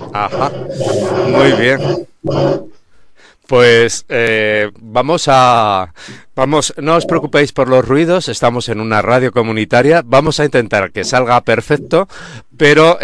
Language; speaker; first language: Spanish; native; Spanish